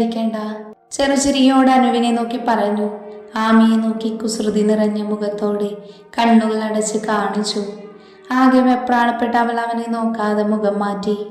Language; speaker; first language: Malayalam; native; Malayalam